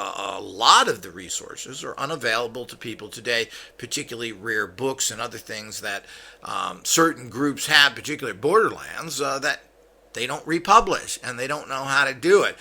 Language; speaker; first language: English; native; English